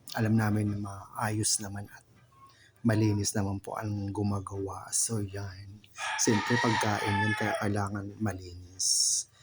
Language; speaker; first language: Filipino; non-native, local second language; Waray